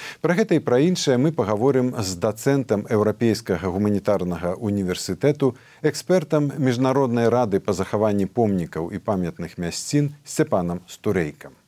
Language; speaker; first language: Belarusian; native; Belarusian